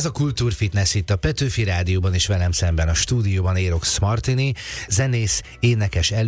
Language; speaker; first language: Hungarian; native; Hungarian